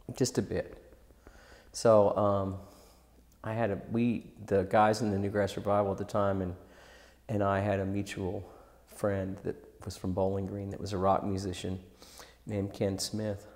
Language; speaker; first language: English; native; English